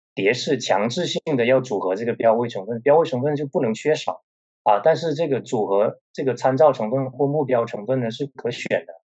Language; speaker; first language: Chinese; non-native, local second language; Min Nan Chinese